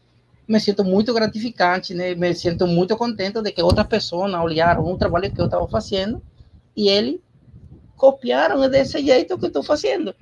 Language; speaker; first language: Portuguese; non-native, learner; Spanish